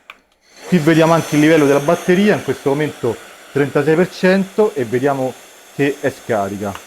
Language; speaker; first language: Italian; native; Italian